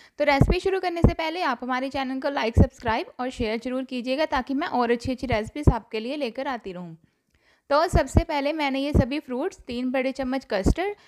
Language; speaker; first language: Hindi; non-native, local second language; Punjabi